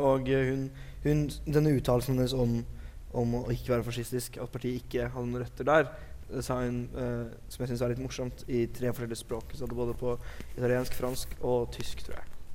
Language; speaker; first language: Norwegian; native; Norwegian